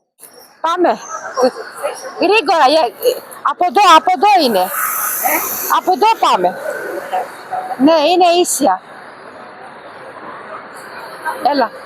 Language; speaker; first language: Greek; non-native, learner; Armenian